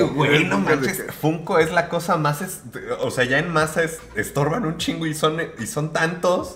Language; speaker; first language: Spanish; native; Spanish